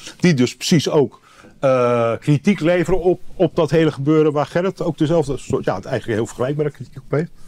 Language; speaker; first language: Dutch; native; Dutch